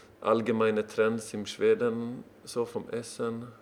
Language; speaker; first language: German; non-native, learner; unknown